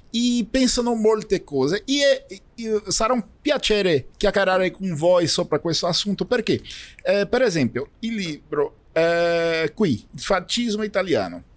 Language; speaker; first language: Italian; non-native, learner; Portuguese